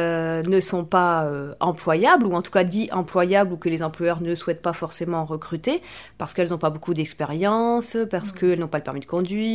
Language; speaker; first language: French; native; French